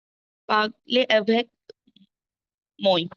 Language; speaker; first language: French; non-native, learner; Bangla